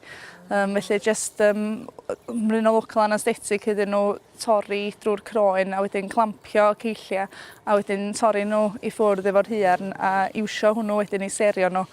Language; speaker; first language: Welsh; native; Welsh